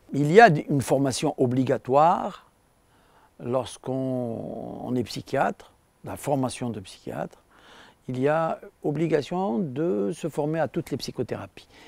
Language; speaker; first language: French; non-native, local second language; Arabic